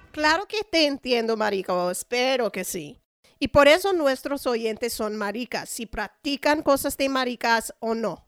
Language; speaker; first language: Spanish; non-native, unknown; English